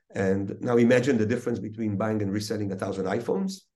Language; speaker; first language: English; early bilingual, other home language; Hebrew